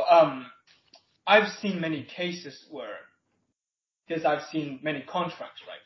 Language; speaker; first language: English; non-native, local second language; Cantonese